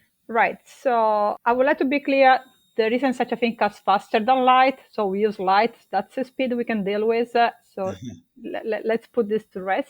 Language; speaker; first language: English; non-native, fluent; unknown